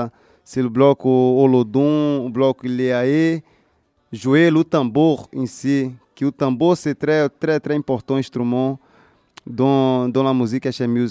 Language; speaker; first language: French; non-native, learner; Portuguese